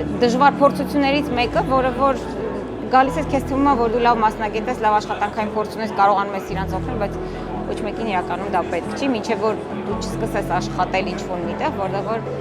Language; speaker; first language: Armenian; native; Armenian